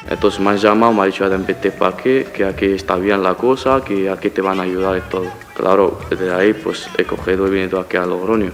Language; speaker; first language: Spanish; non-native, fluent; Arabic